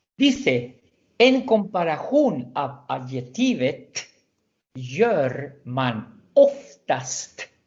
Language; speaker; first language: Swedish; non-native, fluent; Spanish